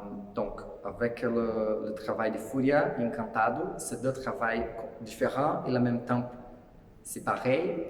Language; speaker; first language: French; non-native, fluent; Portuguese